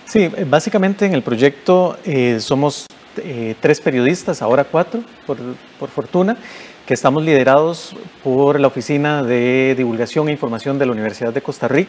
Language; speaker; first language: Spanish; native; Spanish